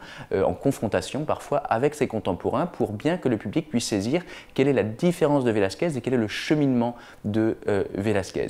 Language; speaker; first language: French; native; French